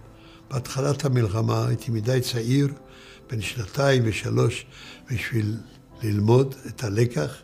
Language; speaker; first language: Hebrew; early bilingual, other home language; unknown